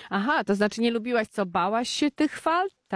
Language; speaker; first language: Polish; native; Polish